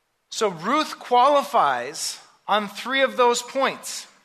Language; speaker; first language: English; native; English